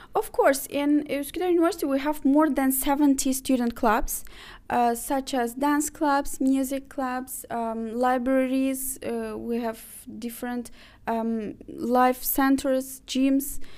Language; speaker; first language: English; non-native, fluent; Azerbaijani